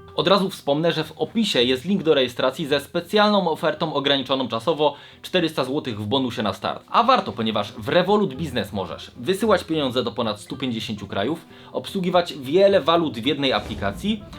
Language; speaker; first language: Polish; native; Polish